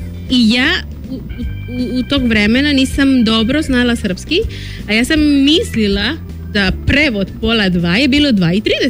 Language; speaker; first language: Serbian; non-native, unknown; Spanish